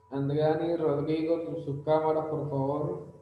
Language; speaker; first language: Spanish; native; Spanish